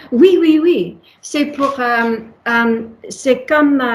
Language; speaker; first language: French; non-native, learner; English